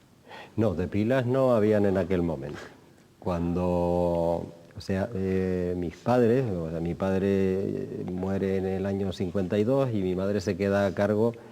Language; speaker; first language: Spanish; native; Spanish